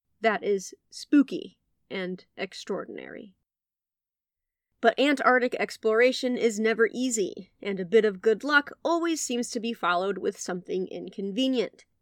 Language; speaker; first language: English; native; English